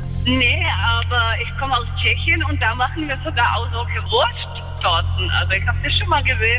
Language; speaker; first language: German; non-native, fluent; Czech